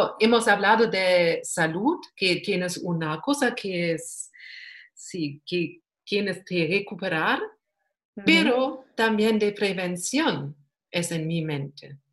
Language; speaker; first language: Spanish; non-native, learner; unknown